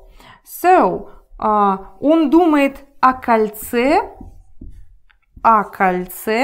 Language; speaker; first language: Russian; non-native, learner; English